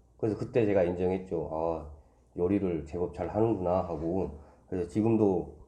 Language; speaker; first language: Korean; native; Korean